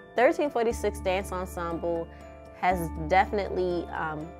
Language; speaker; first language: English; native; English